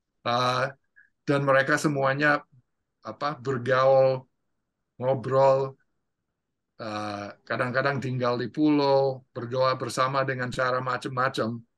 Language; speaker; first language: Indonesian; non-native, fluent; English